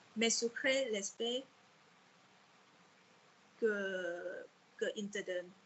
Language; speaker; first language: French; non-native, fluent; Vietnamese